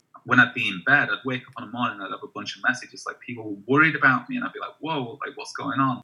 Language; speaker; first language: English; native; English